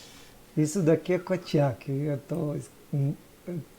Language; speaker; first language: Portuguese; native; Portuguese